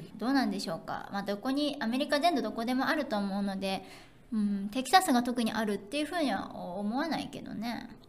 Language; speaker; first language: Japanese; native; Japanese